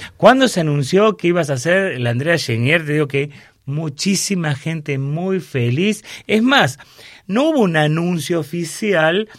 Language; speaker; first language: Spanish; native; Spanish